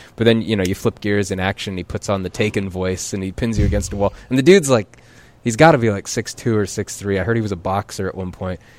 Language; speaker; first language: English; native; English